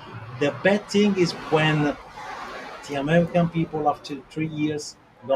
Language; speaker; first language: English; non-native, learner; Italian